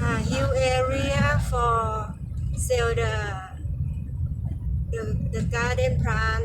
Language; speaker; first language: English; non-native, learner; Thai